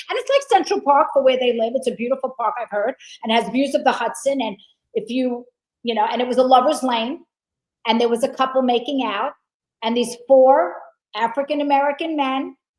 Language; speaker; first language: English; native; English